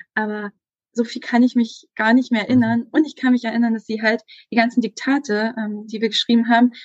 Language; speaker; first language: German; native; German